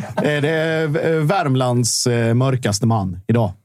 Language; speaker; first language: Swedish; non-native, fluent; Icelandic